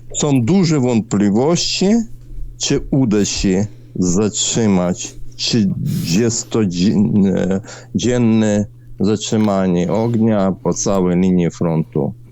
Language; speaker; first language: Polish; non-native, fluent; Ukrainian